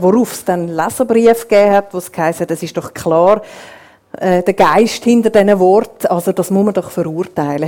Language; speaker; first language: German; native; German